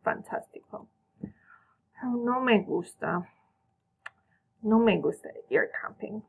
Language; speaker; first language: Spanish; non-native, fluent; English